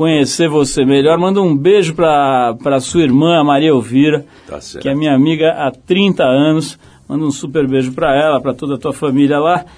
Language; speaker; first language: Portuguese; native; Portuguese